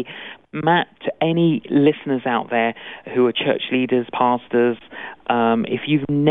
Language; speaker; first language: English; native; English